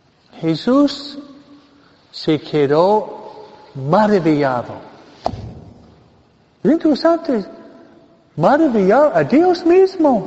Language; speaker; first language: Spanish; non-native, fluent; English